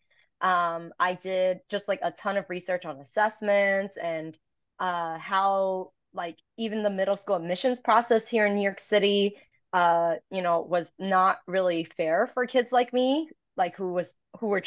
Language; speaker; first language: English; early bilingual, other home language; Cantonese